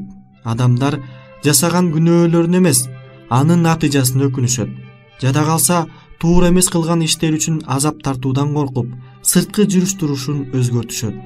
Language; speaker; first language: Kyrgyz; native; Kyrgyz